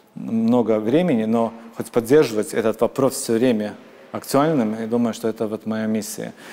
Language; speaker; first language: Russian; non-native, local second language; Latvian